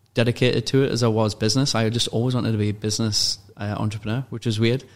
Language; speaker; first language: English; native; English